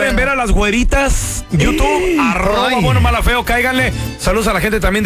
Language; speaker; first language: Spanish; native; Spanish